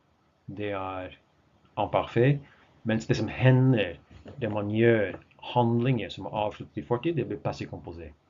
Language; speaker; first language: Norwegian; non-native, fluent; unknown